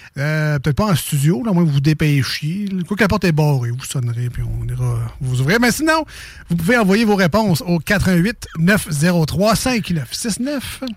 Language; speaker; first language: French; native; French